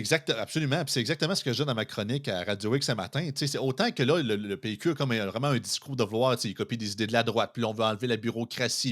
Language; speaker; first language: French; native; French